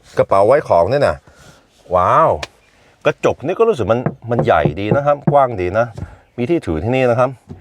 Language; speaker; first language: Thai; non-native, fluent; Norwegian